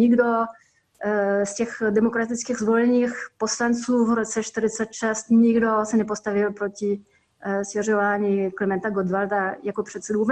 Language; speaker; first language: Czech; non-native, fluent; French